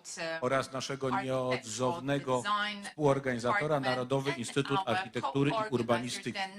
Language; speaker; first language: Polish; native; Polish